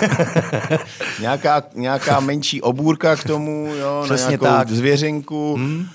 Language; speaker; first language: Czech; native; Czech